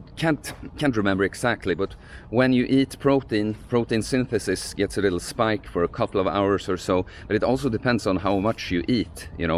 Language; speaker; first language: English; non-native, fluent; Swedish